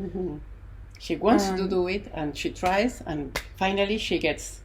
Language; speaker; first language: English; non-native, learner; Spanish